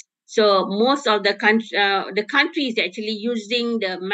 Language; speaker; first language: English; non-native, local second language; Malay